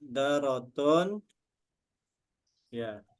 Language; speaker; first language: Arabic; non-native, learner; Indonesian